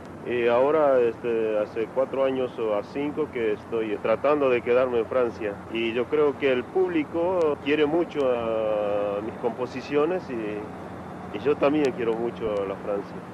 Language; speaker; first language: Spanish; non-native, local second language; Quechua